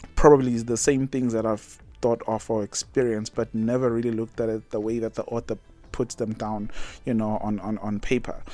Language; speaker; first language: English; non-native, local second language; Zulu